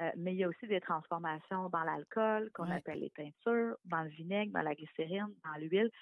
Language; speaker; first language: French; native; French